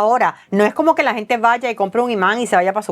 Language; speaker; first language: Spanish; native; Spanish